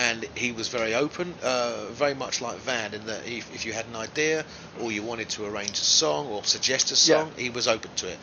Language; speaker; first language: English; native; English